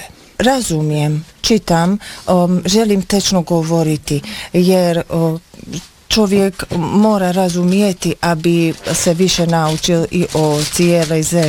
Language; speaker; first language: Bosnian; non-native, learner; Slovak